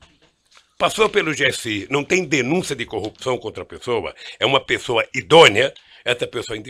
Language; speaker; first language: Portuguese; native; Portuguese